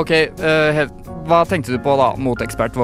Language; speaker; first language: Norwegian; native; Norwegian